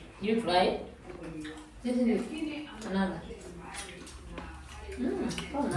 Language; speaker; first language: English; non-native, local second language; Swahili